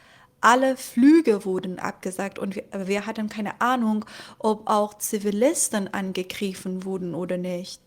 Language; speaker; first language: German; non-native, fluent; Persian